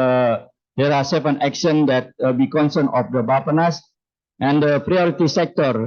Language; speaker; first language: English; non-native, fluent; Indonesian